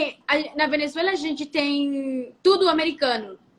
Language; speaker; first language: Portuguese; non-native, fluent; Spanish